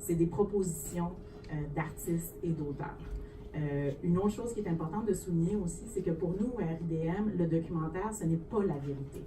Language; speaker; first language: French; native; French